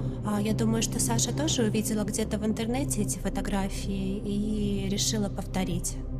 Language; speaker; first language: Russian; native; Russian